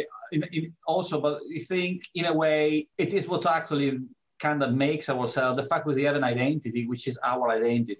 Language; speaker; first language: English; non-native, fluent; Italian